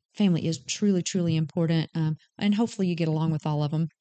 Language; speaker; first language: English; native; English